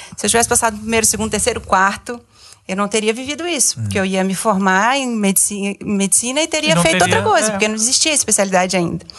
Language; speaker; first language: Portuguese; native; Portuguese